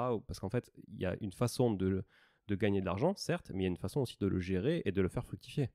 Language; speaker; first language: French; native; French